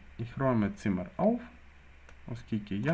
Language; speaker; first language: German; non-native, fluent; Ukrainian